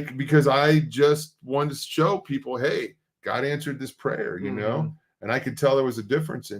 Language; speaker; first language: English; native; English